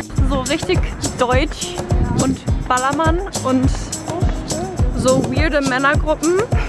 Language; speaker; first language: German; native; German